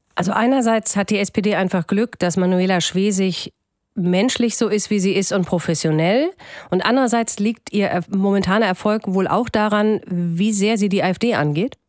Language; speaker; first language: German; native; German